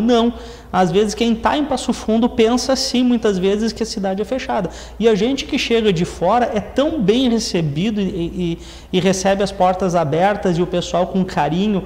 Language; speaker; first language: Portuguese; native; Portuguese